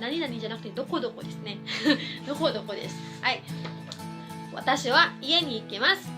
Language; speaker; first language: Japanese; non-native, fluent; Filipino